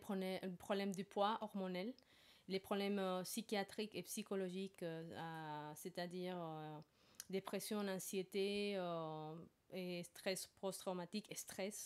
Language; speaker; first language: French; non-native, fluent; Spanish